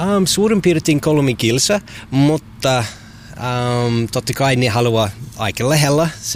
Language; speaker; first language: Finnish; non-native, learner; English